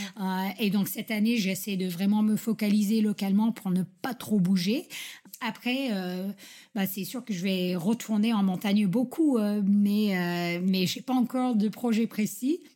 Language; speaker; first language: French; non-native, fluent; English